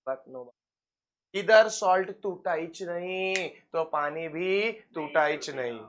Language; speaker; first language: Hindi; non-native, local second language; Marathi